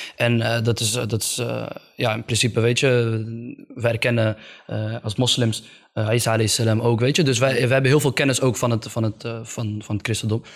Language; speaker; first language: Dutch; early bilingual, other home language; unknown